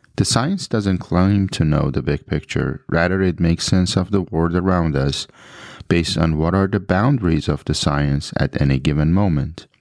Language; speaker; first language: English; non-native, fluent; Persian